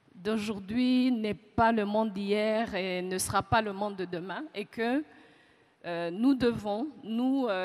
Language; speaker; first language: French; non-native, local second language; Kinyarwanda